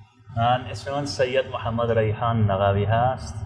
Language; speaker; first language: Persian; non-native, fluent; Urdu